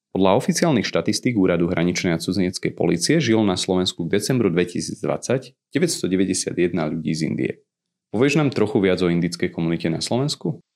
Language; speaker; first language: Slovak; native; Slovak